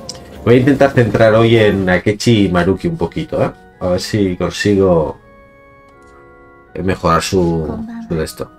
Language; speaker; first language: Spanish; native; Spanish